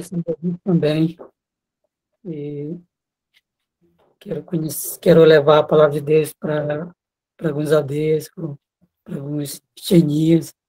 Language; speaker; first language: Portuguese; non-native, local second language; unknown